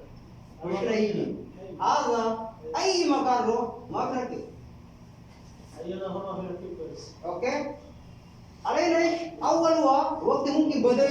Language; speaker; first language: Arabic; non-native, learner; Hindi